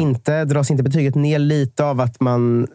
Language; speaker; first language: Swedish; native; Swedish